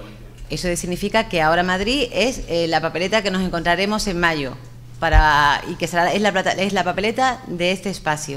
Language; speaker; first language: Spanish; native; Spanish